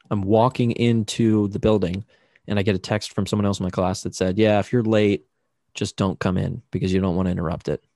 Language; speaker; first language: English; native; English